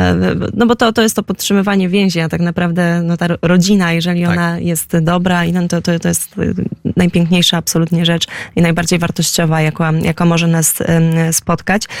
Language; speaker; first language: Polish; native; Polish